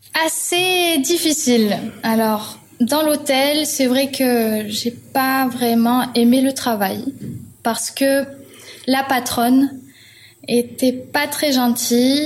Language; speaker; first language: French; non-native, fluent; German